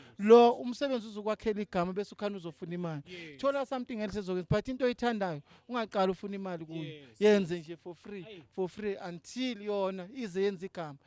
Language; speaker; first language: Zulu; native; Zulu